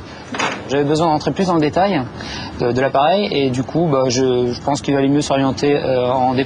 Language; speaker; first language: French; native; French